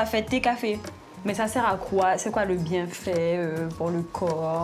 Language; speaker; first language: French; native; French